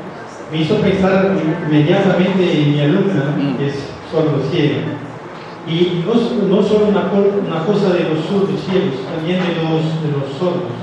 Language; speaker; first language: Spanish; non-native, fluent; Portuguese